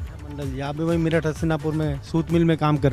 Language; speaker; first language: Hindi; native; Hindi